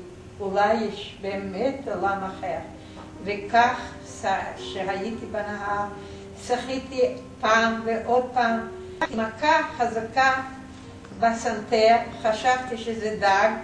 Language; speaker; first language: Hebrew; non-native, fluent; Yiddish